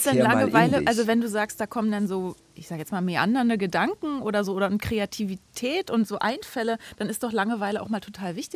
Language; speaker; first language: German; native; German